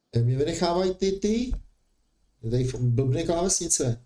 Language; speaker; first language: Czech; native; Czech